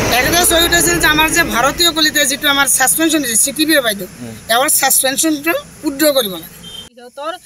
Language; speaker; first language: Assamese; native; Assamese